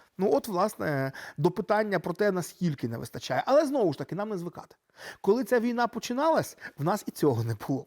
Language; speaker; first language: Ukrainian; native; Ukrainian